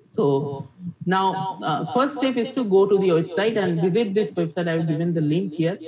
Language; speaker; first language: English; non-native, local second language; Bangla